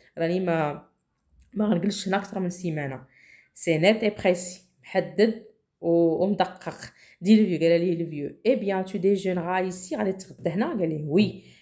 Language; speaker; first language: French; non-native, local second language; Arabic